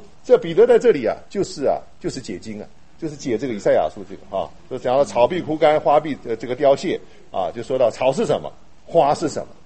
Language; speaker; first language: Chinese; native; Chinese